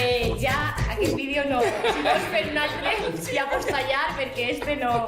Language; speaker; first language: Catalan; non-native, local second language; Spanish